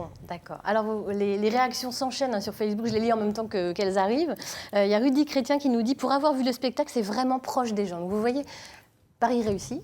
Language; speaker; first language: French; native; French